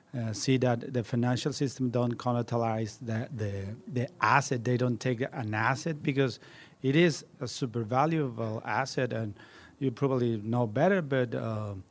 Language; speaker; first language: English; non-native, fluent; Spanish